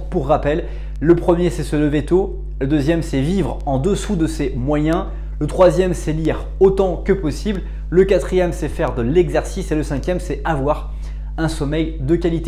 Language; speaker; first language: French; native; French